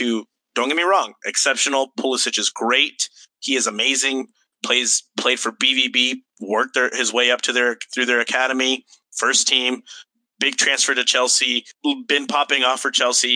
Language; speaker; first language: English; native; English